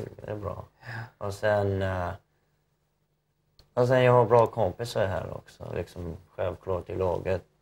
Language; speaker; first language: Swedish; non-native, fluent; English